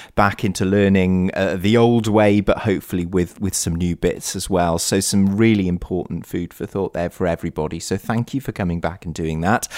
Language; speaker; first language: English; native; English